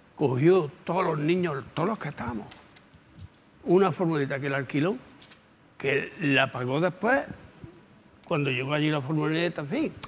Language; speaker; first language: Spanish; native; Spanish